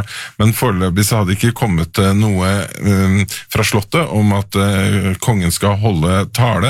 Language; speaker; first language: Norwegian; native; Norwegian